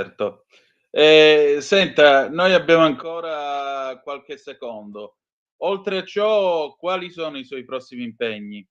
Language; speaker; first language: Italian; native; Italian